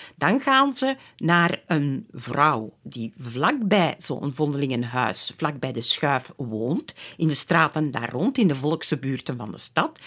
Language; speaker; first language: Dutch; native; Dutch